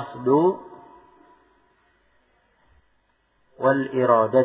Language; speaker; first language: Arabic; non-native, fluent; Indonesian